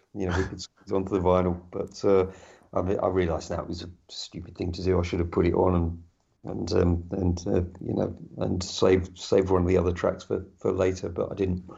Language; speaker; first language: English; native; English